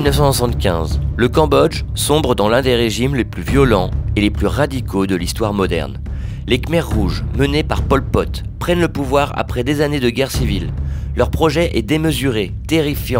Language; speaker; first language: French; native; French